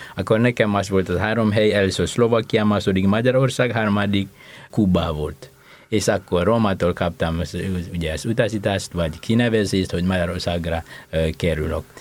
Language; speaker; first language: Hungarian; non-native, fluent; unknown